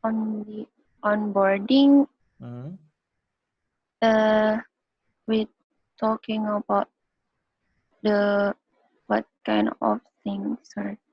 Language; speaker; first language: English; non-native, learner; Indonesian